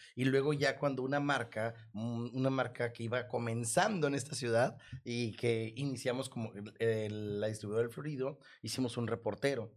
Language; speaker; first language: Spanish; native; Spanish